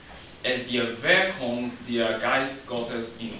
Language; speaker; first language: German; non-native, learner; English